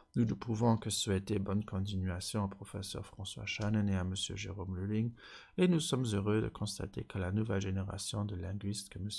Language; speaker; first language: French; non-native, local second language; Luxembourgish